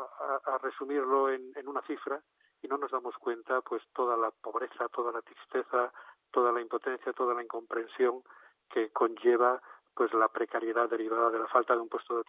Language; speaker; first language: Spanish; native; Spanish